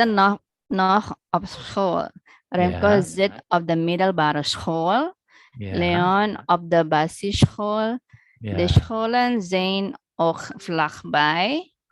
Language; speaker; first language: Dutch; non-native, learner; Indonesian